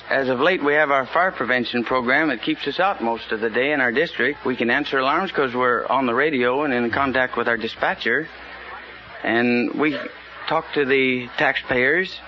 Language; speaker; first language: English; native; English